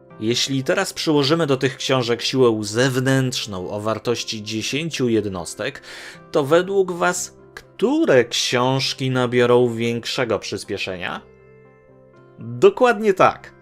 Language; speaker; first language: Polish; native; Polish